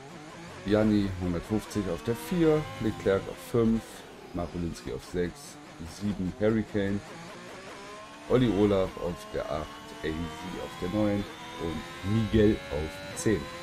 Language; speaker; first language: German; native; German